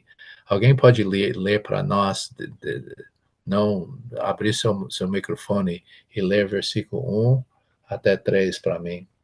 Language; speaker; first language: Portuguese; non-native, fluent; English